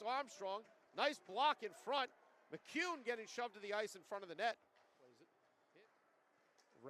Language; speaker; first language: English; native; English